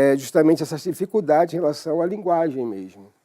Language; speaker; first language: Portuguese; native; Portuguese